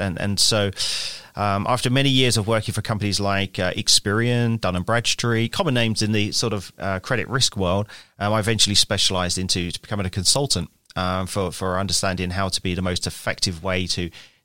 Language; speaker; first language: English; native; English